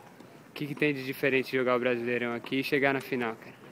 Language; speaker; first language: Portuguese; native; Portuguese